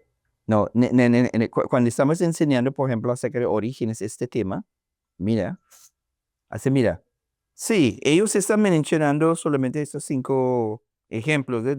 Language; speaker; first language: Spanish; non-native, learner; English